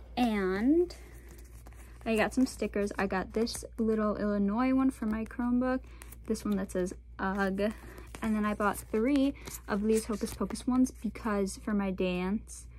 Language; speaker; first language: English; native; English